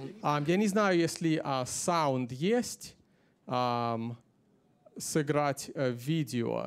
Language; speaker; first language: Russian; early bilingual, heritage; Russian